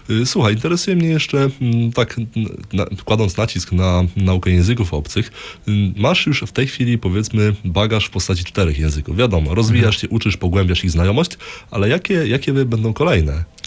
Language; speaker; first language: Polish; native; Polish